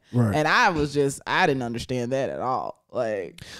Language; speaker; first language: English; native; English